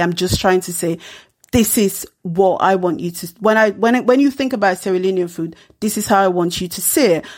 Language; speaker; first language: English; non-native, local second language; Krio